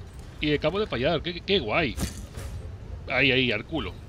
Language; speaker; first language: Spanish; native; Spanish